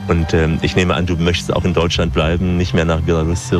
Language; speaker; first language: German; native; German